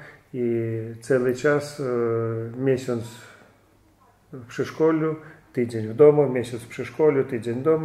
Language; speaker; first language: Polish; non-native, fluent; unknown